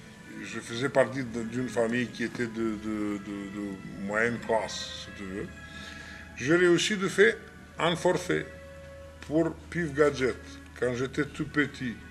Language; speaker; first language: French; non-native, fluent; Romanian